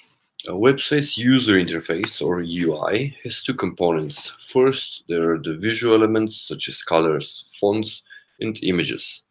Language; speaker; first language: English; non-native, fluent; Korean